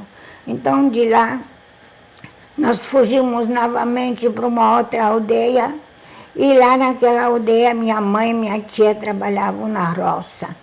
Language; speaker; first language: Portuguese; non-native, fluent; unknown